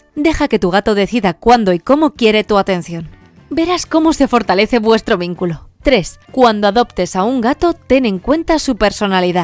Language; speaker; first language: Spanish; native; Spanish